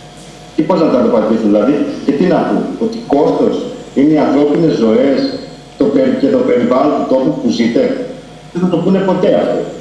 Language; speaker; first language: Greek; native; Greek